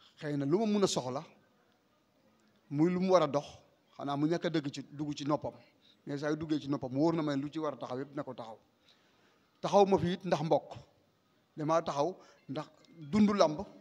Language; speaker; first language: Wolof; non-native, local second language; Serer